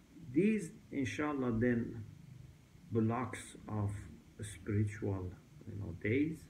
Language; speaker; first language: English; non-native, fluent; Persian